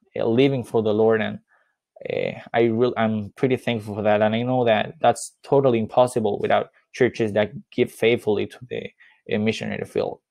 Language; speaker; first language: English; non-native, fluent; Spanish